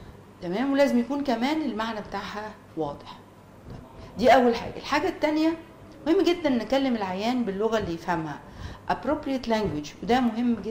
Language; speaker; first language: Arabic; native; Arabic